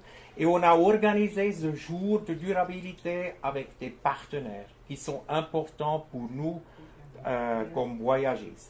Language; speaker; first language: French; non-native, fluent; German